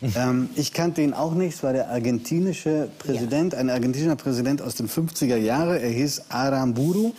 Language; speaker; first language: German; native; German